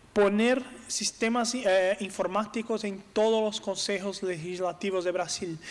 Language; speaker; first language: Spanish; non-native, learner; Portuguese